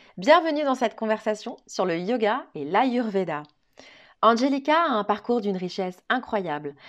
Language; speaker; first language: French; native; French